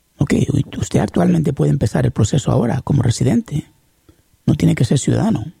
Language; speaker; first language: Spanish; early bilingual, heritage; Spanish